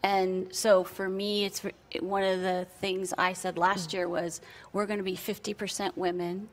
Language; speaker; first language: English; native; English